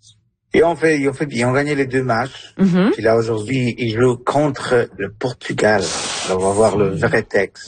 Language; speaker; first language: French; early bilingual, other home language; Spanish